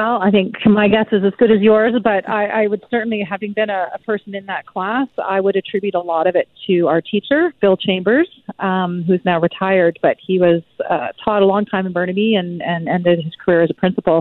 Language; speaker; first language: English; native; English